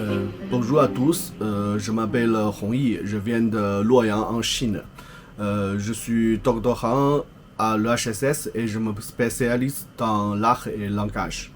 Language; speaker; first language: French; non-native, fluent; Chinese